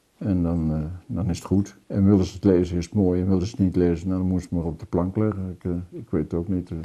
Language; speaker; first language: Dutch; native; Dutch